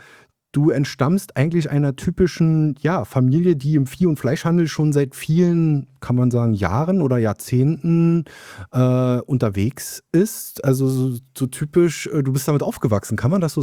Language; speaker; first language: German; native; German